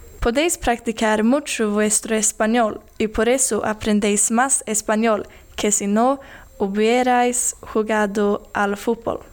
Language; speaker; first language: Spanish; non-native, learner; Swedish